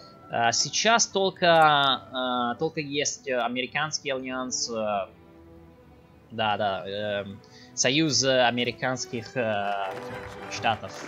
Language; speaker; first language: Russian; non-native, learner; English